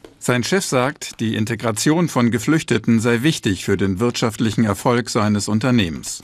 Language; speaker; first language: German; native; German